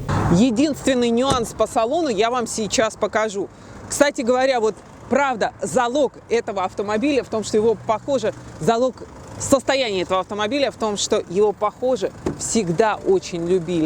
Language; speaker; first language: Russian; native; Russian